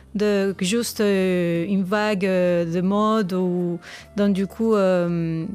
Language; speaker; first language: French; non-native, fluent; Spanish